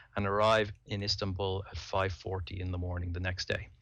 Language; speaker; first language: English; native; English